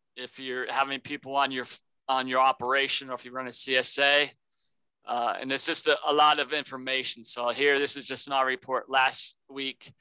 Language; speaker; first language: English; native; English